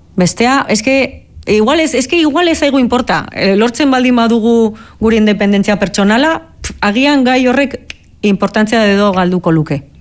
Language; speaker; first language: Basque; non-native, local second language; Spanish